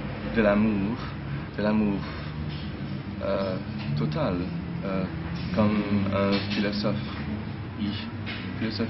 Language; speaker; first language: French; non-native, learner; English